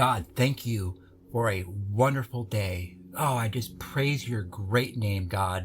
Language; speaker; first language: English; native; English